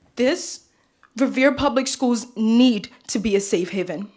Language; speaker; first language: English; early bilingual, other home language; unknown